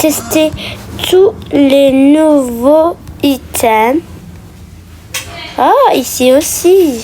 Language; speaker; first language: French; native; French